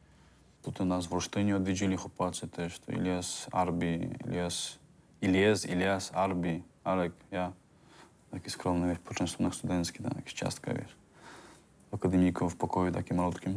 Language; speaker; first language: Polish; non-native, fluent; Chechen